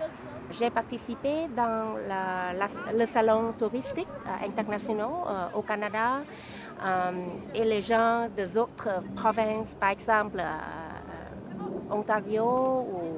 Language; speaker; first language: French; non-native, learner; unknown